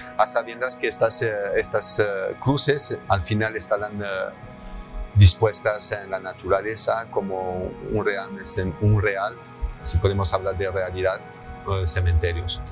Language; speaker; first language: Spanish; early bilingual, heritage; French